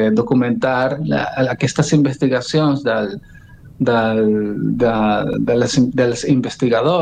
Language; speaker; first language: Catalan; non-native, learner; Spanish